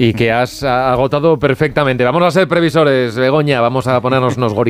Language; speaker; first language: Spanish; native; Spanish